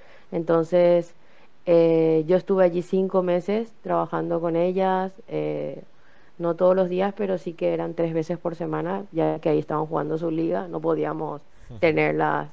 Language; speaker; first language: Spanish; native; Spanish